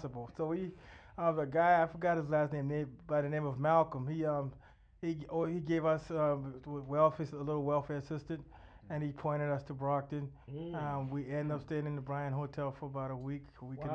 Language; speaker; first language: English; native; English